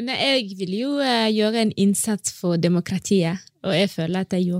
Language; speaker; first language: Norwegian; non-native, fluent; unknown